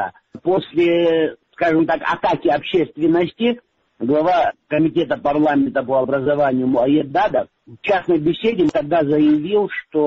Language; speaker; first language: Russian; non-native, local second language; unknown